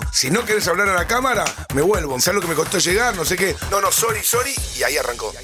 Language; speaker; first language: Spanish; native; Spanish